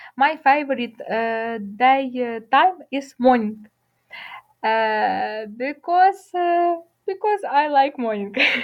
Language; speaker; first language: English; non-native, learner; Ukrainian